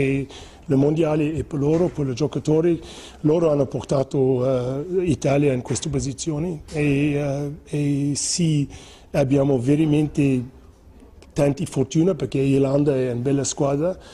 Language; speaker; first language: Italian; non-native, fluent; English